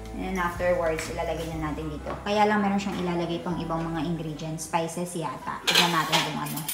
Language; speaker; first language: Filipino; native; Filipino